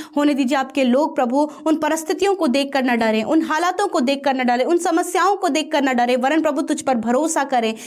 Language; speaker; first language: Hindi; native; Hindi